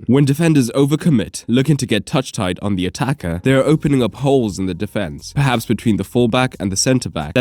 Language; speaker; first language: English; native; English